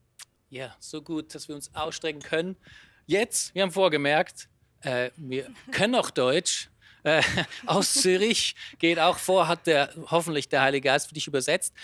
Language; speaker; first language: German; native; German